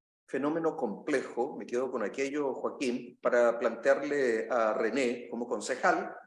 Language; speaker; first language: Spanish; native; Spanish